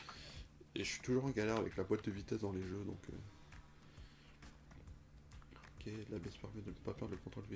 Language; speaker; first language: French; native; French